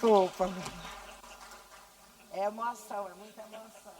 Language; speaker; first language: Portuguese; native; Portuguese